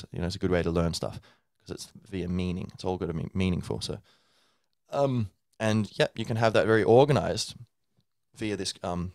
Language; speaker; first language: English; native; English